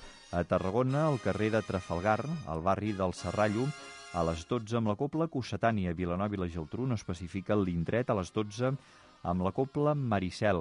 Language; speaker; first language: Catalan; native; Catalan